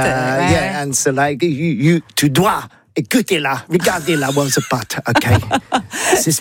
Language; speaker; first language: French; non-native, learner; English